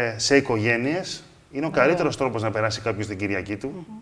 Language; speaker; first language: Greek; native; Greek